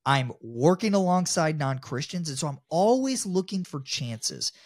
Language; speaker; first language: English; native; English